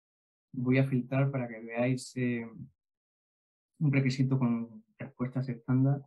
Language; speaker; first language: Spanish; native; Spanish